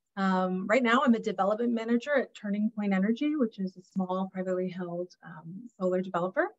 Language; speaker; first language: English; native; English